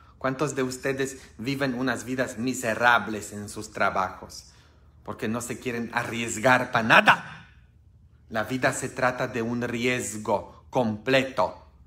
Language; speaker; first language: Spanish; non-native, fluent; Polish